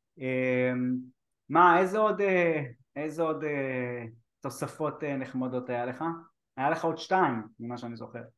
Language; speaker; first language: Hebrew; native; Hebrew